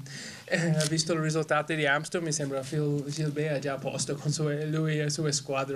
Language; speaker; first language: Italian; non-native, learner; English